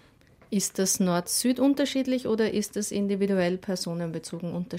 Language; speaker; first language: German; native; German